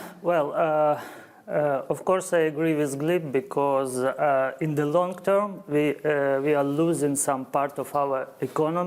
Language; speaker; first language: English; non-native, fluent; Ukrainian